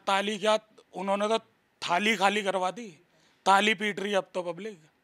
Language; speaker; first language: Hindi; native; Hindi